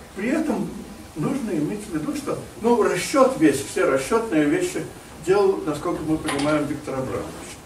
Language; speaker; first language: Russian; native; Russian